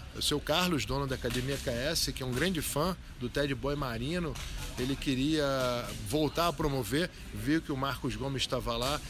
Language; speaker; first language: Portuguese; early bilingual, other home language; Arabic